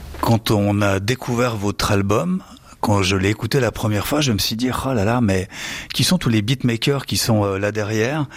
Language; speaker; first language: French; native; French